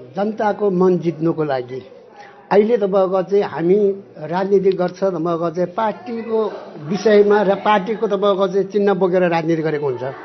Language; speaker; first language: Nepali; non-native, local second language; Eastern Tamang